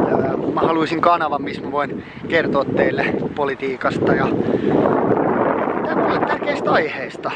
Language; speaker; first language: Finnish; native; Finnish